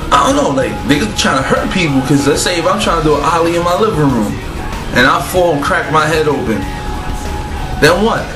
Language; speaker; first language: English; native; English